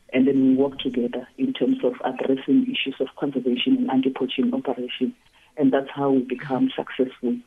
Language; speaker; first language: English; non-native, local second language; Tsonga